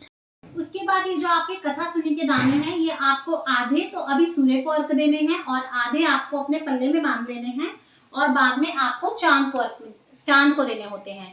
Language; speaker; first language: Hindi; native; Hindi